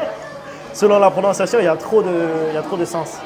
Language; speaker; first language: French; native; French